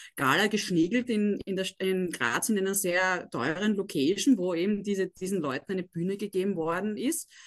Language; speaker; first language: German; native; German